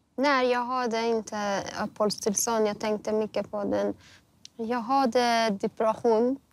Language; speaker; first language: Swedish; non-native, learner; Persian